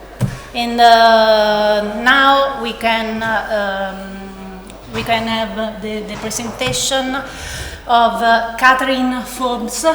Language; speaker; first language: English; non-native, learner; Italian